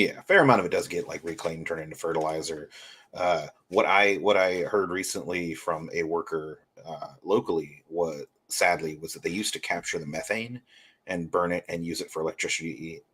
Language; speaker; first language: English; native; English